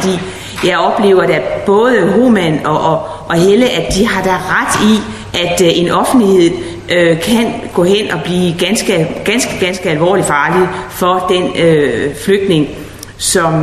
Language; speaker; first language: Danish; native; Danish